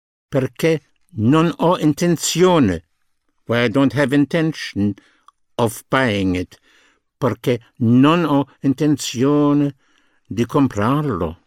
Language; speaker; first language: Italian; non-native, fluent; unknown